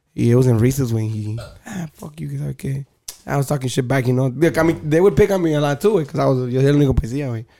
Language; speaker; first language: English; early bilingual, other home language; Spanish